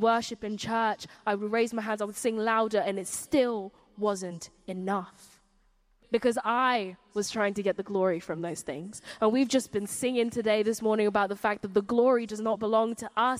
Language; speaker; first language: English; native; English